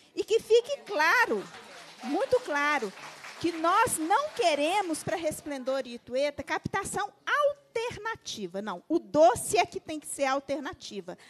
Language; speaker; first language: Portuguese; native; Portuguese